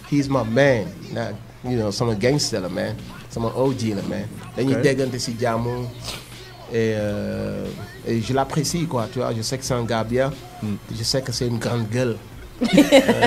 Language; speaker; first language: French; non-native, local second language; Wolof